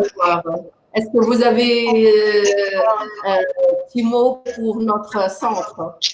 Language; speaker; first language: French; non-native, local second language; Arabic